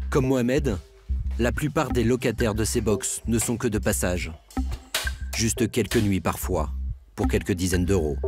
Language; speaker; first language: French; native; French